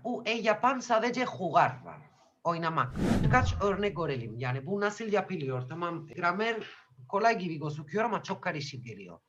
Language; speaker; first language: Turkish; non-native, fluent; Spanish